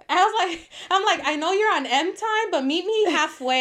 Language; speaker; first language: English; early bilingual, other home language; Spanish